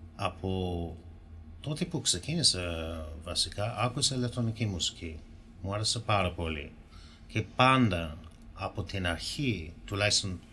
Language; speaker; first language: Greek; non-native, fluent; English